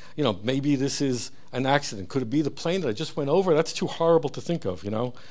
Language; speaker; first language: English; early bilingual, other home language; Hebrew